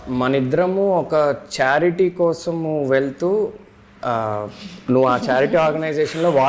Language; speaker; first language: Telugu; native; Telugu